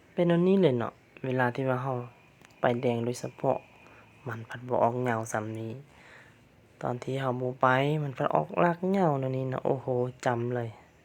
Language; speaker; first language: Thai; native; Thai